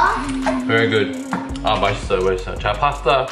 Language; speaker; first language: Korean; early bilingual, heritage; English